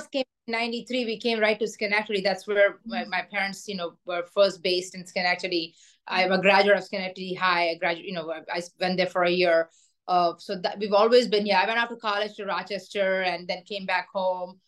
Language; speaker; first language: English; non-native, local second language; Urdu